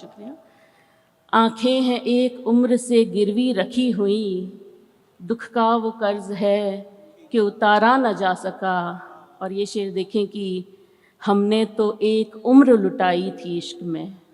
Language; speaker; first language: Hindi; native; Hindi